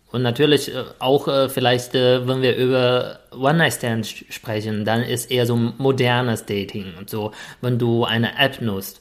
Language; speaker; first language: German; non-native, fluent; Chinese